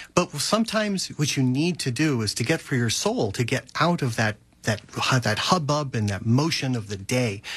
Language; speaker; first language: English; native; English